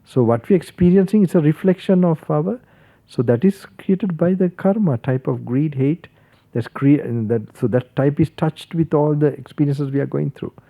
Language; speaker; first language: English; non-native, local second language; Sinhala